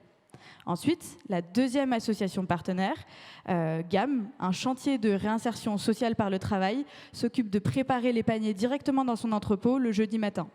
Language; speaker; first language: French; native; French